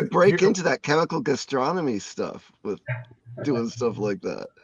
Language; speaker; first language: English; native; English